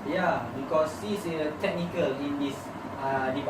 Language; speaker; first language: English; non-native, learner; Malay